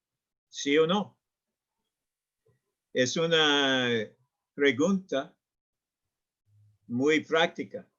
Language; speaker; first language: Spanish; non-native, learner; English